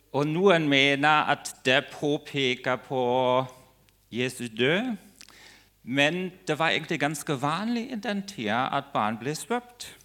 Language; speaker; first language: Norwegian; non-native, fluent; German